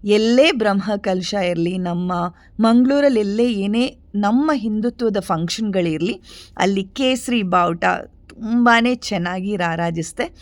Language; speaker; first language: Kannada; non-native, local second language; Tulu